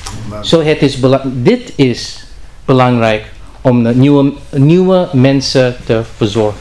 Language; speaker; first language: Dutch; non-native, learner; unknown